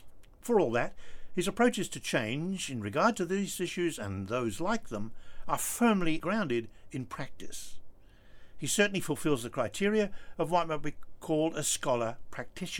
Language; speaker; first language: English; native; English